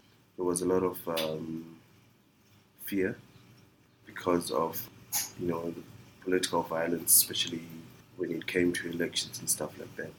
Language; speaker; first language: English; non-native, local second language; Shona